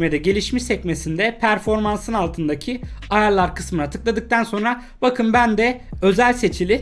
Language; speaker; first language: Turkish; native; Turkish